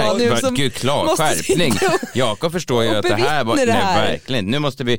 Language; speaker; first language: Swedish; native; Swedish